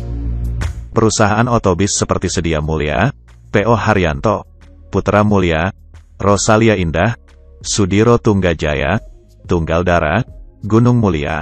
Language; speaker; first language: Indonesian; native; Indonesian